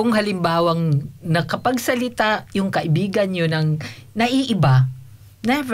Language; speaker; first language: Filipino; non-native, local second language; Waray